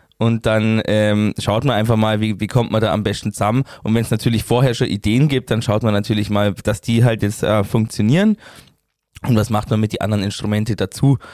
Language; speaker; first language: German; native; German